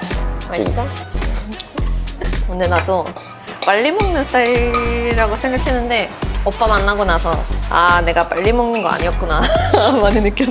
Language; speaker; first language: Korean; non-native, fluent; Swedish